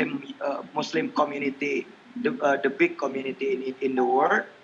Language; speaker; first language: English; non-native, learner; Indonesian